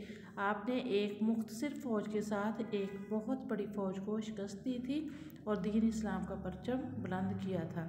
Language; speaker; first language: Hindi; non-native, local second language; Punjabi